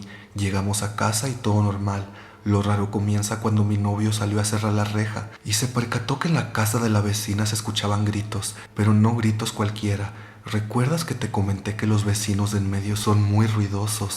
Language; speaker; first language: Spanish; native; Spanish